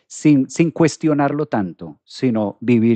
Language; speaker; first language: Spanish; native; Spanish